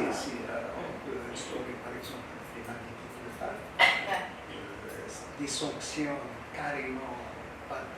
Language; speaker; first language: French; non-native, local second language; Arabic